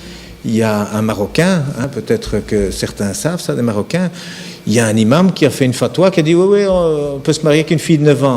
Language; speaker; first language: French; native; French